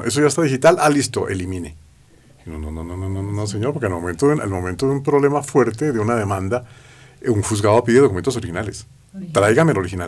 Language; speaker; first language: Spanish; native; Spanish